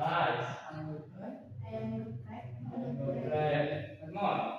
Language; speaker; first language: English; non-native, learner; Indonesian